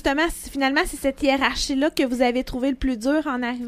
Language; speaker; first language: French; native; French